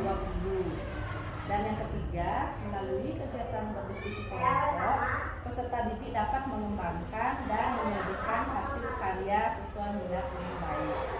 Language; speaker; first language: Indonesian; native; Indonesian